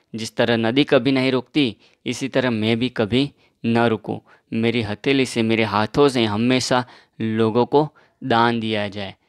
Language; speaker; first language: Hindi; non-native, local second language; Gujarati